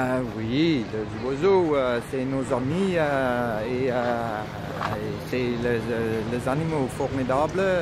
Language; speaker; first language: French; non-native, learner; Dutch